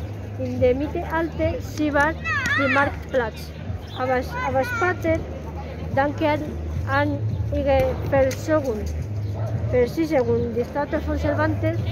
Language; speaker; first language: German; non-native, learner; Spanish